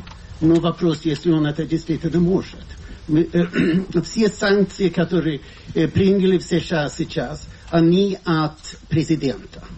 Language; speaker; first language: Russian; non-native, fluent; Swedish